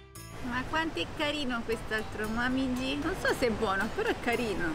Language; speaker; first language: Italian; native; Italian